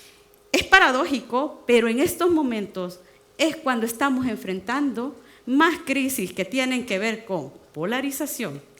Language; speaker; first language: Spanish; native; Spanish